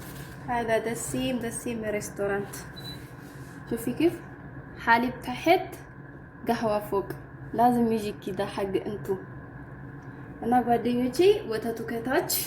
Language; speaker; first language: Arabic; non-native, learner; Amharic